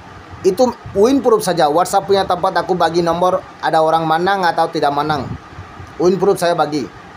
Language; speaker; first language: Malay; non-native, learner; Bangla